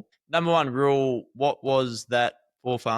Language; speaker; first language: English; native; English